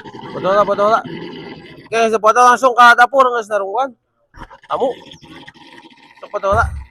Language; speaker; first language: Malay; non-native, local second language; Sundanese